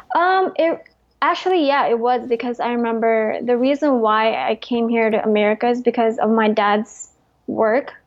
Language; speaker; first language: English; early bilingual, other home language; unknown